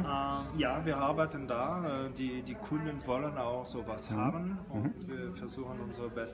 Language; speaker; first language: German; non-native, fluent; French